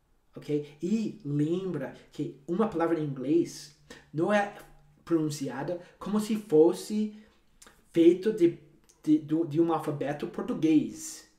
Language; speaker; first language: Portuguese; non-native, fluent; English